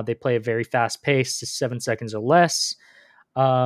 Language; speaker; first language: English; native; English